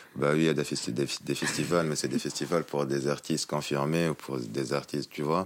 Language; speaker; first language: French; non-native, local second language; Arabic